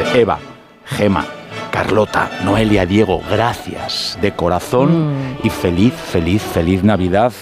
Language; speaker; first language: Spanish; native; Spanish